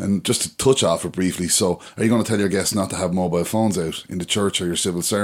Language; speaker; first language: English; native; English